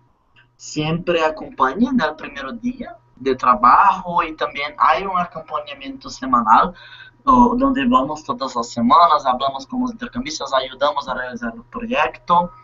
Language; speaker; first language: Spanish; non-native, learner; Portuguese